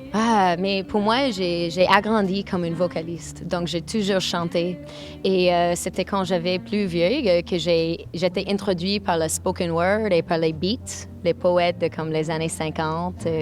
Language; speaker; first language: French; non-native, local second language; English